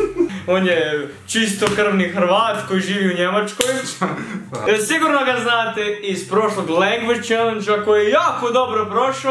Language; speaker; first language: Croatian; early bilingual, heritage; Croatian